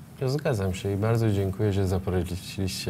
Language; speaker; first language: Polish; non-native, learner; Persian